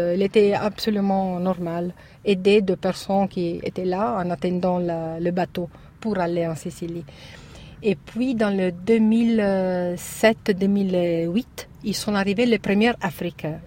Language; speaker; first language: French; non-native, learner; Italian